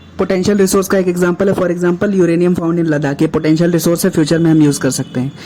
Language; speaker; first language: Hindi; native; Hindi